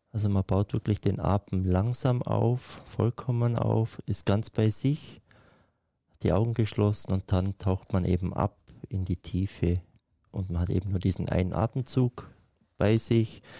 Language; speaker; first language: German; native; German